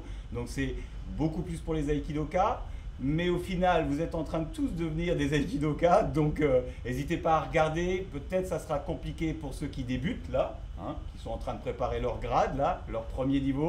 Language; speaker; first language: French; native; French